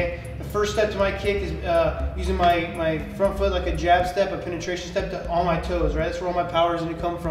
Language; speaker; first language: English; native; English